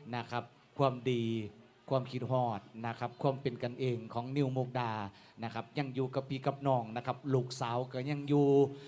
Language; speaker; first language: Thai; native; Thai